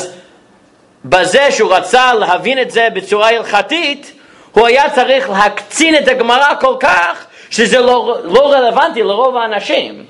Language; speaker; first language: Hebrew; non-native, fluent; English